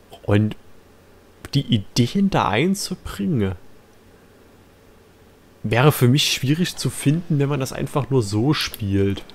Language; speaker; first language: German; native; German